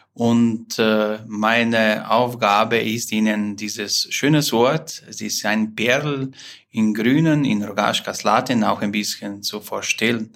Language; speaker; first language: German; non-native, fluent; Slovenian